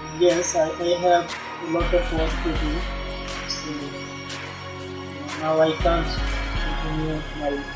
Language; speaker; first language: English; non-native, learner; Bangla